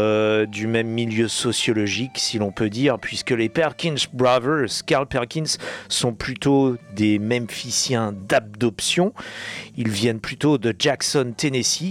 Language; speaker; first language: French; native; French